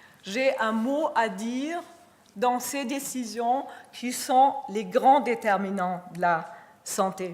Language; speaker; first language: French; non-native, fluent; German